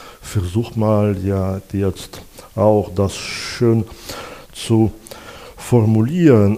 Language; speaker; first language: German; non-native, fluent; Belarusian